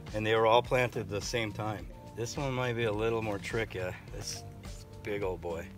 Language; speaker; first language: English; native; English